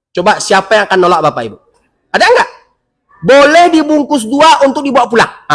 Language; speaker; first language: Indonesian; non-native, local second language; Minangkabau